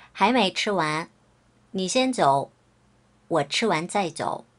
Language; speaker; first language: Chinese; non-native, fluent; Korean